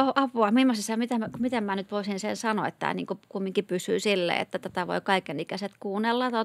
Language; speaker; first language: Finnish; native; Finnish